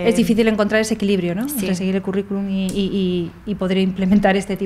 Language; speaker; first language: Spanish; native; Spanish